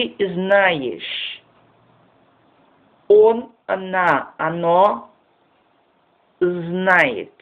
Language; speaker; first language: Russian; non-native, fluent; Portuguese